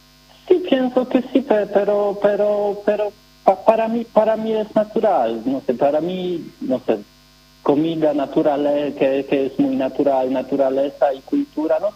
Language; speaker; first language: Spanish; non-native, learner; Polish